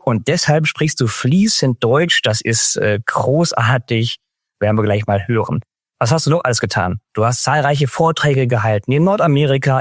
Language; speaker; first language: German; native; German